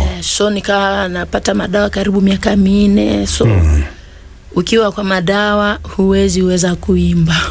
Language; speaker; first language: Swahili; non-native, local second language; Lingala